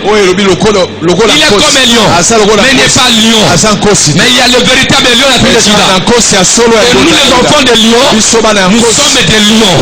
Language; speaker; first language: French; non-native, local second language; Lingala